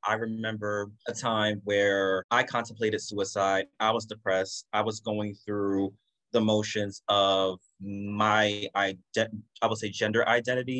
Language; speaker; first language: English; native; English